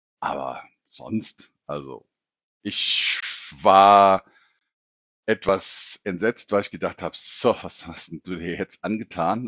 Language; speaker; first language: German; native; German